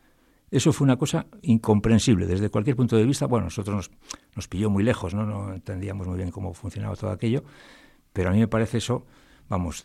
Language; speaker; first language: Spanish; native; Spanish